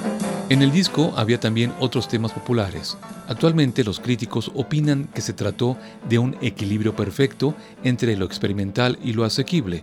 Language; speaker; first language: Spanish; native; Spanish